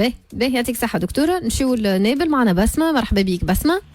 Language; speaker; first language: Arabic; native; Arabic